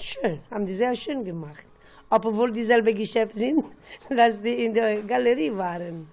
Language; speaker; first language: German; non-native, learner; Italian